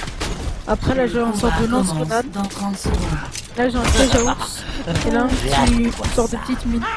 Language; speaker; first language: French; native; French